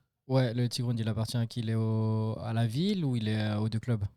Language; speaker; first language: French; native; French